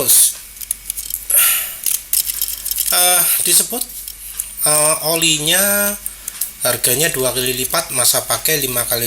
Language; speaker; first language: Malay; non-native, local second language; Javanese